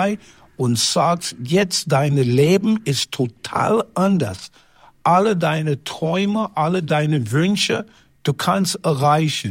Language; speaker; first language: German; non-native, fluent; English